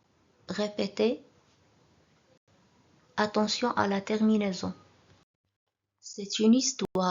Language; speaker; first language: French; non-native, local second language; Arabic